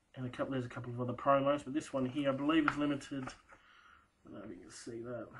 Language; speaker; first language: English; native; English